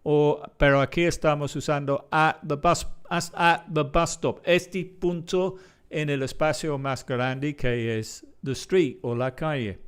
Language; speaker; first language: Spanish; non-native, fluent; English